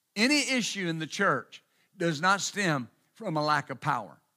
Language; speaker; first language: English; native; English